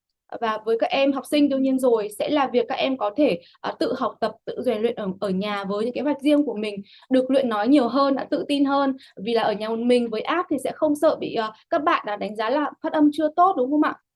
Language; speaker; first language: Vietnamese; native; Vietnamese